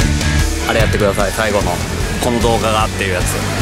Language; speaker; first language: Japanese; native; Japanese